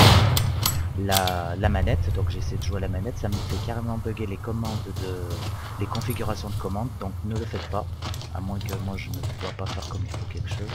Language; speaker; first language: French; native; French